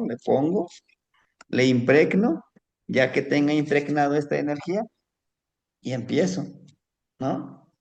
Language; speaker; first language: Spanish; native; Spanish